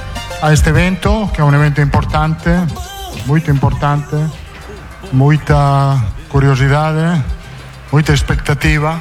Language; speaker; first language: Portuguese; non-native, fluent; Italian